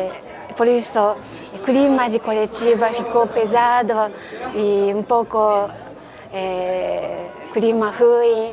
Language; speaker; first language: Portuguese; non-native, fluent; Japanese